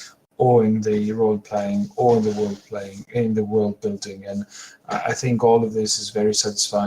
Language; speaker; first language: English; native; English